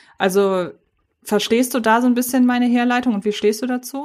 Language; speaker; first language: German; native; German